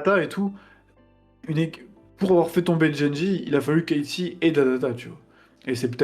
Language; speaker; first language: French; native; French